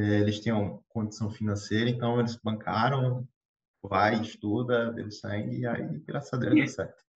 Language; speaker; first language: Portuguese; native; Portuguese